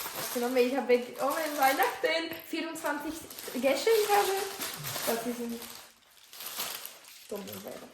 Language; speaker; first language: German; non-native, learner; Slovak